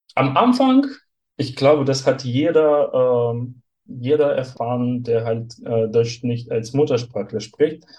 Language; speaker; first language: German; non-native, fluent; Russian